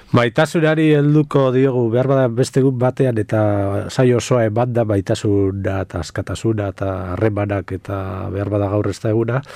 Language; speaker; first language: Basque; native; Basque